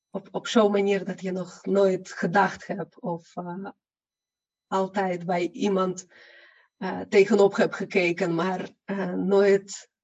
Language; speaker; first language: Dutch; non-native, fluent; Ukrainian